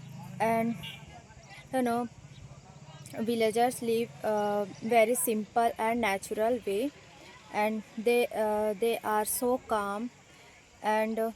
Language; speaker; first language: English; non-native, learner; Hindi